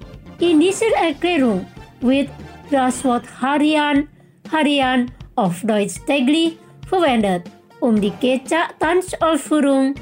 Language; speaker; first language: German; non-native, fluent; Indonesian